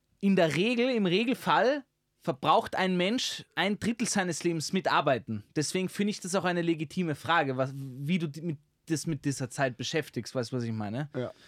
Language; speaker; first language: German; native; German